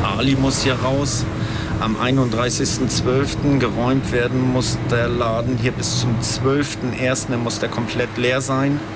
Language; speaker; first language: German; native; German